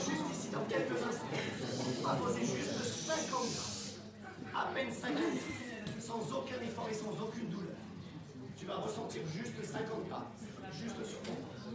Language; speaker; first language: French; native; French